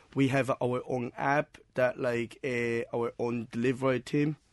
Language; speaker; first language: English; non-native, learner; Chinese